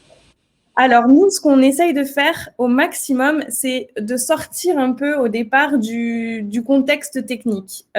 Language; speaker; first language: French; native; French